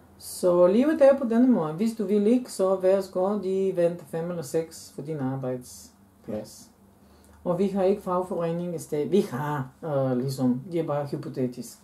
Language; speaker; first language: Danish; non-native, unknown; Bulgarian